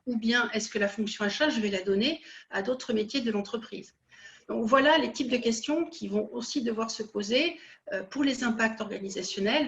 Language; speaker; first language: French; native; French